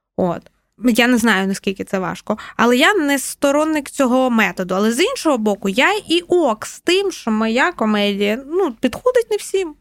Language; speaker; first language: Ukrainian; non-native, local second language; Russian